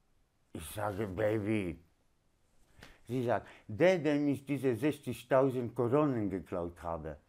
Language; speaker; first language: German; non-native, learner; Polish